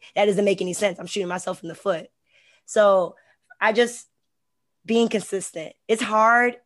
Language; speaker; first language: English; native; English